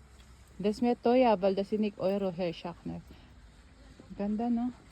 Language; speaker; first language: German; non-native, learner; Filipino